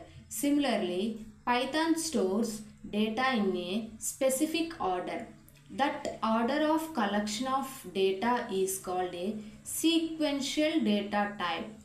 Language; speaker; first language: English; non-native, local second language; Telugu